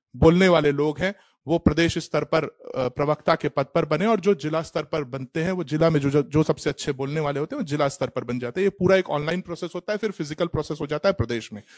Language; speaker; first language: Hindi; native; Hindi